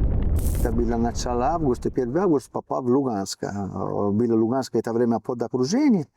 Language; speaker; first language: Russian; non-native, learner; Italian